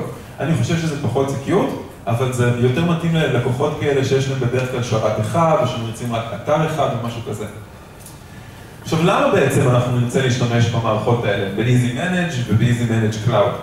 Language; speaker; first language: Hebrew; native; Hebrew